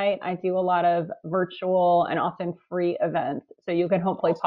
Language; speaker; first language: English; native; English